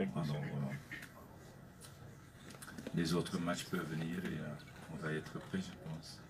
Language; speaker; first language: French; non-native, learner; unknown